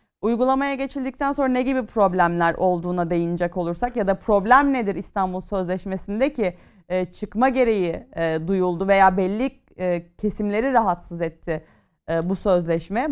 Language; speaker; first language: Turkish; native; Turkish